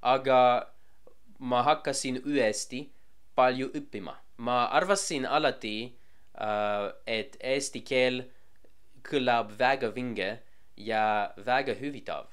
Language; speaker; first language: Estonian; non-native, learner; English